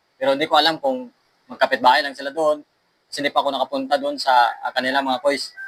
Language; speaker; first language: Filipino; non-native, local second language; Aklanon